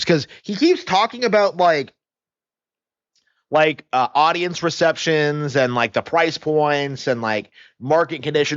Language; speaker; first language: English; native; English